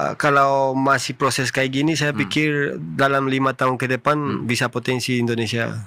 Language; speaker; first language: Indonesian; non-native, fluent; Spanish